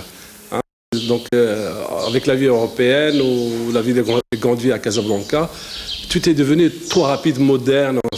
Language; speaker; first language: French; non-native, local second language; Arabic